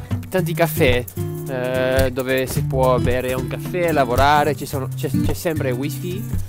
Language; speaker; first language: Italian; non-native, fluent; English